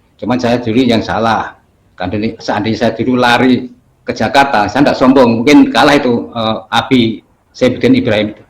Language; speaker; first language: Indonesian; non-native, local second language; Javanese